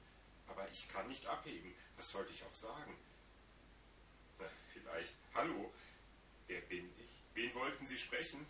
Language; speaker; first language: German; native; German